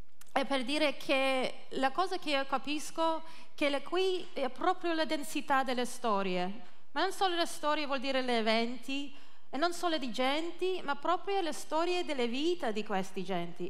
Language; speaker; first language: Italian; non-native, learner; English